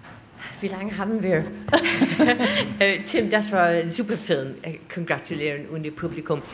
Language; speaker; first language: German; non-native, learner; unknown